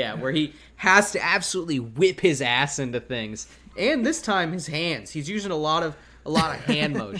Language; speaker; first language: English; native; English